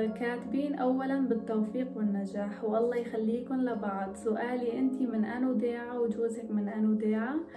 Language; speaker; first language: Arabic; non-native, local second language; Kurdish